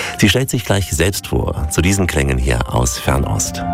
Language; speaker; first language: German; native; German